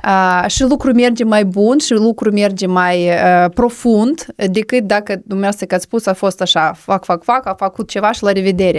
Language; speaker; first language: Romanian; non-native, local second language; Russian